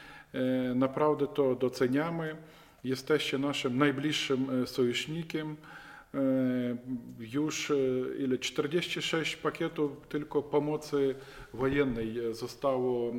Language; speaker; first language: Polish; non-native, fluent; Ukrainian